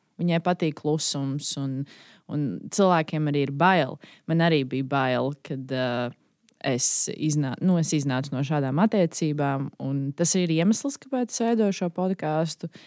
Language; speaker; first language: Latvian; native; Latvian